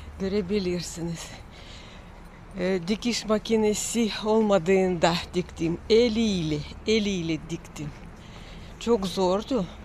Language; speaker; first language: Turkish; non-native, learner; Russian